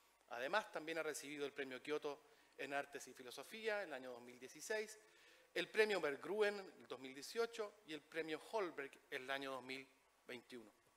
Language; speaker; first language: Spanish; native; Spanish